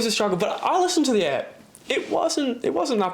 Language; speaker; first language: English; native; English